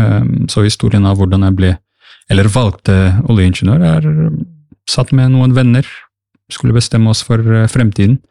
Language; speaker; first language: Norwegian; early bilingual, other home language; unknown